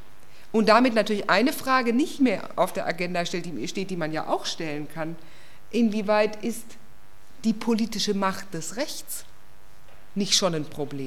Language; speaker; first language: German; native; German